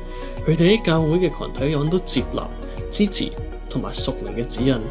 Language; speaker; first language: Cantonese; native; Cantonese